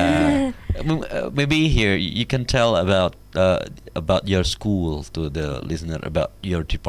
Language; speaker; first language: English; non-native, learner; Indonesian